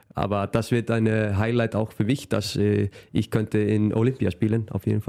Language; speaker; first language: German; non-native, fluent; Icelandic